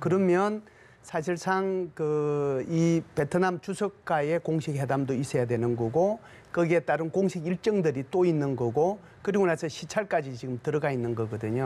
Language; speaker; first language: Korean; native; Korean